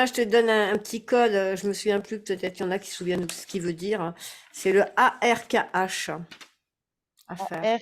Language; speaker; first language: French; native; French